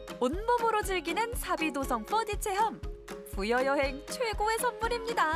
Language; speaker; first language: Korean; native; Korean